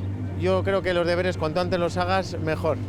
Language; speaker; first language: Spanish; native; Spanish